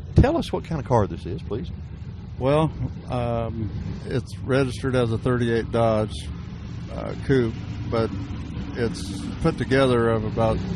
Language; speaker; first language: English; native; English